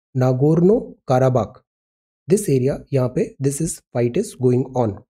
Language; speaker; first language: Hindi; native; Hindi